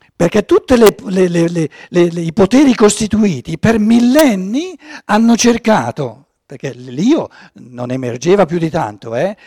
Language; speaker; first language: Italian; non-native, fluent; German